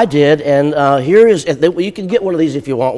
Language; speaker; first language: English; native; English